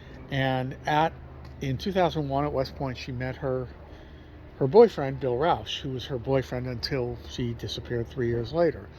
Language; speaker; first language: English; native; English